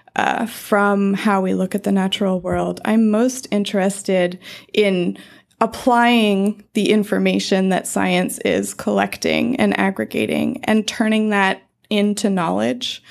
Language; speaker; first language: English; native; English